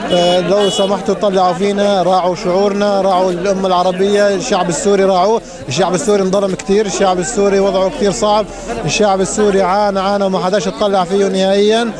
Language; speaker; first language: Arabic; native; Arabic